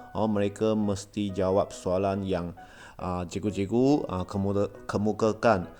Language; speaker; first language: Malay; non-native, local second language; Chinese